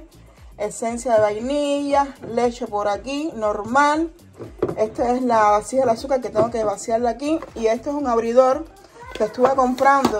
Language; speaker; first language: Spanish; native; Spanish